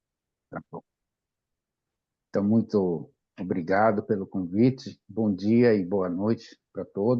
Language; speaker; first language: Portuguese; non-native, fluent; Japanese